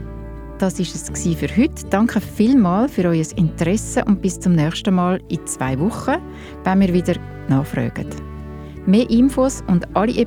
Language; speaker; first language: German; native; German